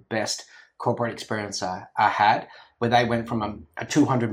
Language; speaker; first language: English; native; English